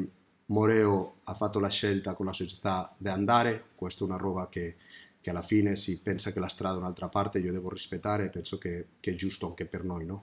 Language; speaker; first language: Italian; non-native, fluent; Spanish